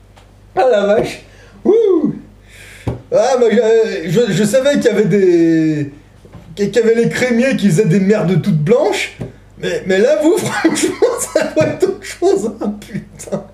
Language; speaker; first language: French; native; French